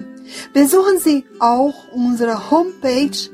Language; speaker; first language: German; non-native, fluent; Portuguese